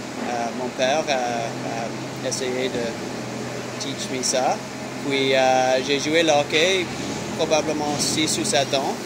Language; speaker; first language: French; non-native, learner; English